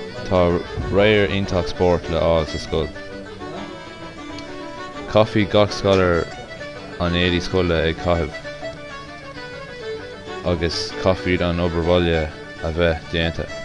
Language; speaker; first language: Irish; non-native, learner; English